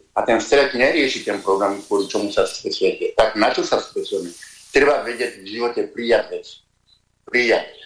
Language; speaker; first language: Slovak; non-native, fluent; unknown